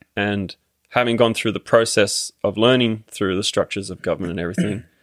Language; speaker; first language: English; native; English